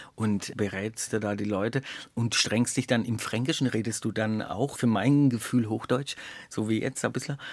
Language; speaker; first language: German; native; German